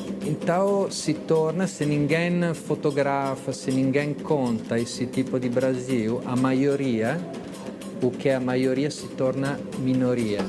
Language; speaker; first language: Portuguese; non-native, fluent; Italian